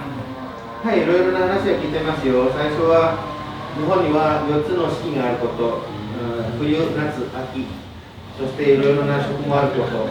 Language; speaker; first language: Japanese; non-native, fluent; Indonesian